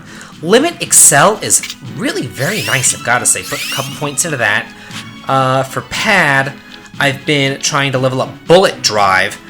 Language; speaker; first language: English; native; English